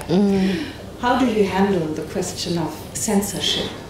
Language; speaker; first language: English; non-native, fluent; German